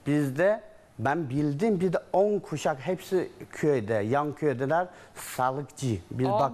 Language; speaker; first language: Turkish; non-native, learner; Chinese